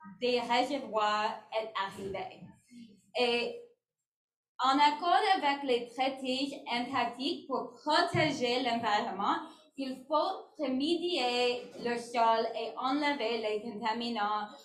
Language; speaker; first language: French; non-native, learner; English